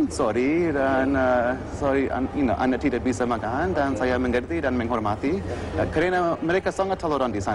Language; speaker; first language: Indonesian; non-native, fluent; English